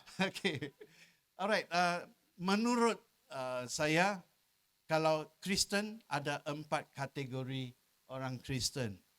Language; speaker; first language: Malay; non-native, local second language; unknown